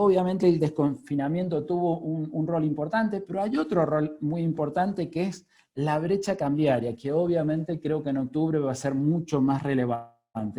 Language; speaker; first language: Spanish; native; Spanish